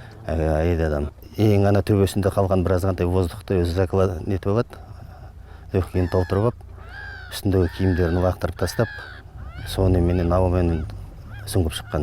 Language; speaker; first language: Kazakh; native; Kazakh